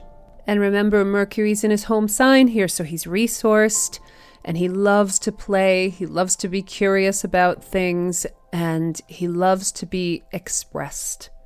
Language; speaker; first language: English; native; English